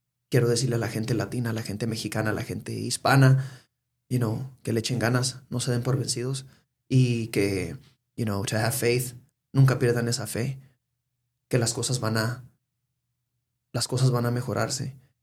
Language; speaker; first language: Spanish; early bilingual, heritage; Spanish